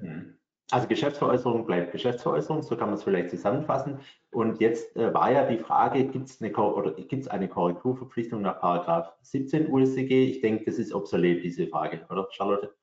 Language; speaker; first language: German; native; German